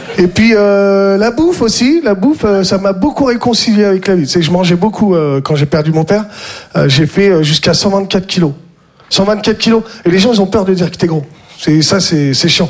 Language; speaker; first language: French; native; French